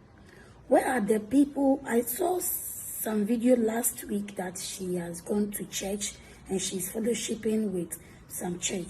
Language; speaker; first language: English; non-native, local second language; Akan